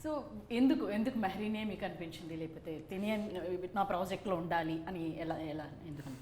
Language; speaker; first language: Telugu; native; Telugu